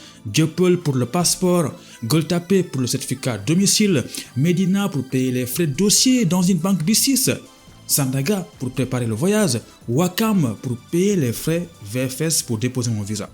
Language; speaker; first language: French; non-native, local second language; Wolof